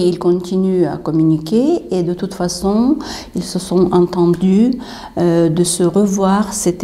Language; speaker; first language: French; non-native, fluent; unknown